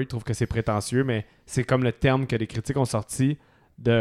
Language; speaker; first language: French; native; French